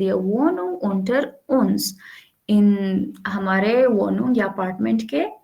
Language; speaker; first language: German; non-native, learner; Urdu